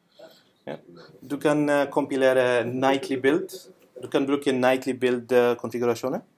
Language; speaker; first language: Norwegian; non-native, learner; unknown